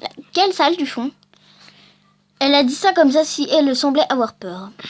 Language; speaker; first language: French; native; French